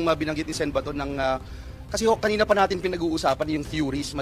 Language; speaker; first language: Filipino; native; Filipino